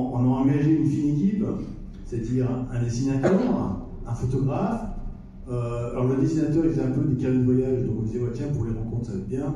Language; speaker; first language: French; native; French